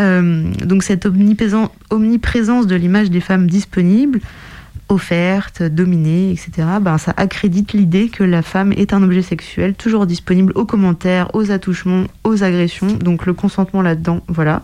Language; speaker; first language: French; native; French